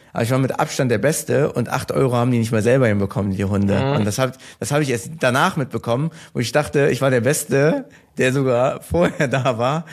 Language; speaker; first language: German; early bilingual, other home language; Turkish